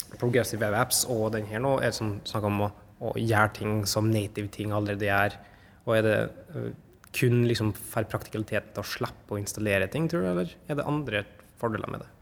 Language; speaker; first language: Norwegian; native; Norwegian